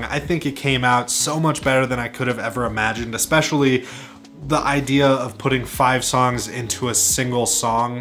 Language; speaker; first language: English; native; English